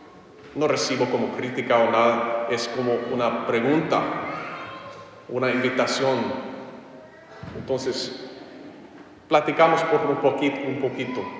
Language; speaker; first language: Spanish; non-native, fluent; English